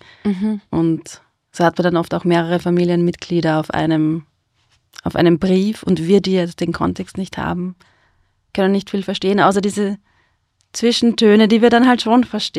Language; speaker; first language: German; native; German